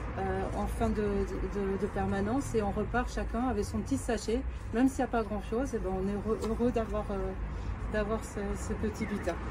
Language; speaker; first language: French; native; French